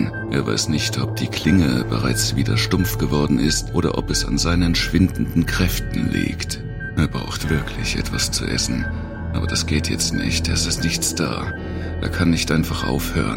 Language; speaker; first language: German; native; German